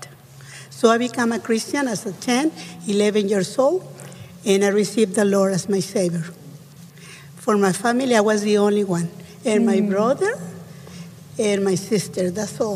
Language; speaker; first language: English; non-native, learner; Spanish